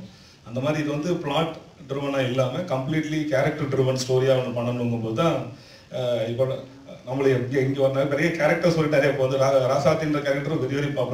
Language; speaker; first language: Tamil; native; Tamil